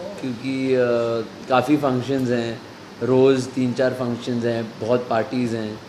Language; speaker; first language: Hindi; native; Hindi